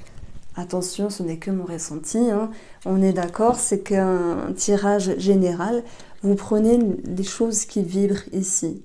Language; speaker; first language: French; native; French